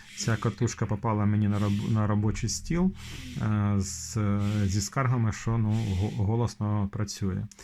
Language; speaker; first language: Ukrainian; non-native, local second language; Russian